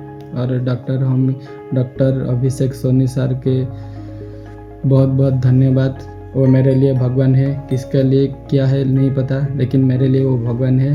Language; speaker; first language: Hindi; non-native, local second language; Odia